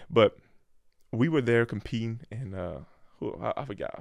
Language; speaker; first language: English; native; English